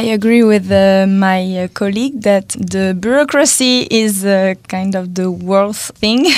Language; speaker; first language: English; non-native, fluent; French